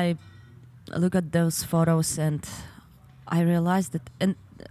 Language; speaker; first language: English; non-native, fluent; Ukrainian